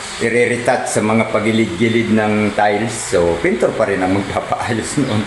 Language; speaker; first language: Filipino; non-native, local second language; Cebuano